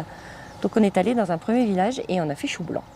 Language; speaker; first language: French; native; French